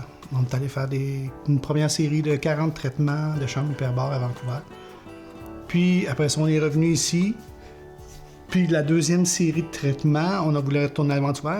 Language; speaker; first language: French; native; French